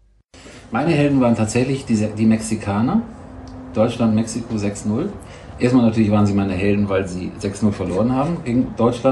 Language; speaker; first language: German; native; German